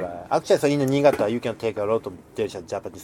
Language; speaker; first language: English; non-native, learner; Japanese